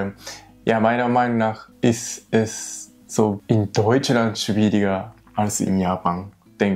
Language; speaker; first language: German; non-native, learner; Japanese